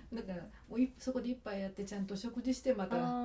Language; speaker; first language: Japanese; native; Japanese